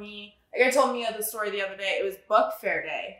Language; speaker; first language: English; native; English